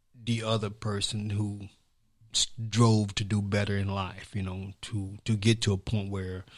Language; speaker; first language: English; native; English